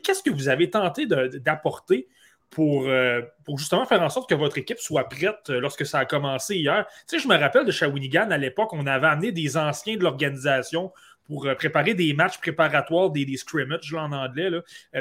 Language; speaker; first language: French; native; French